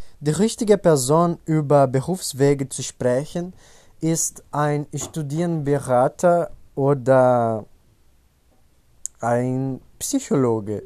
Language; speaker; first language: German; non-native, learner; Portuguese